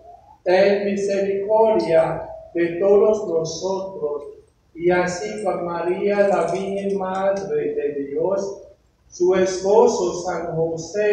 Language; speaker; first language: Spanish; non-native, learner; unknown